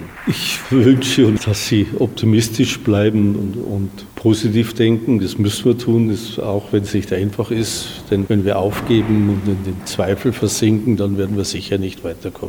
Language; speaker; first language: German; native; German